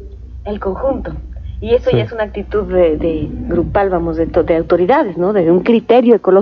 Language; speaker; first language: Spanish; native; Spanish